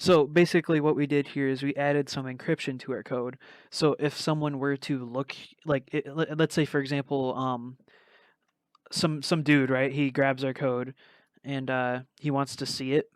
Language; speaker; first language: English; native; English